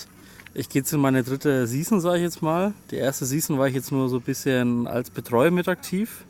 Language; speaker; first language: German; native; German